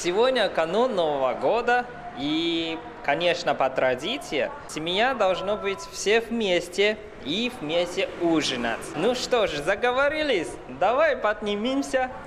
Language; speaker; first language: Russian; non-native, fluent; Chinese